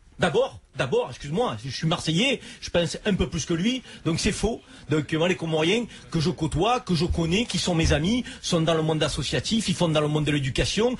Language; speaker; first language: French; native; French